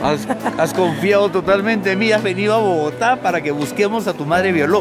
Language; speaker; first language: Spanish; native; Spanish